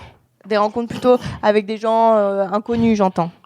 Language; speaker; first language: French; native; French